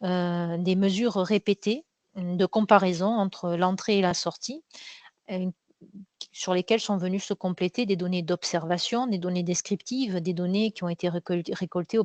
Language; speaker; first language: French; native; French